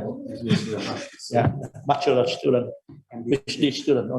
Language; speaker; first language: English; non-native, fluent; Vietnamese